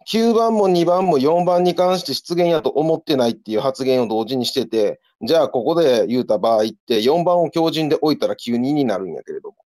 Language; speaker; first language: Japanese; native; Japanese